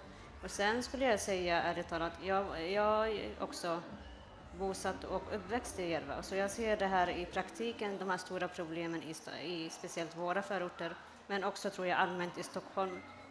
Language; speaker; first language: Swedish; early bilingual, other home language; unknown